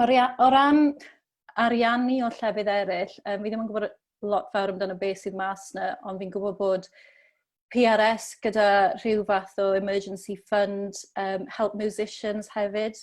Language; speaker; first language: Welsh; native; Welsh